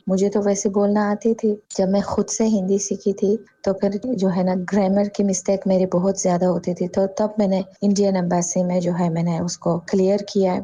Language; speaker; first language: Urdu; non-native, fluent; Tajik